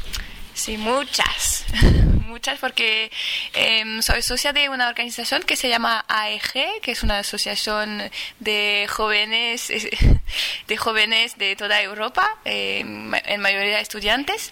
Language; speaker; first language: Spanish; non-native, fluent; French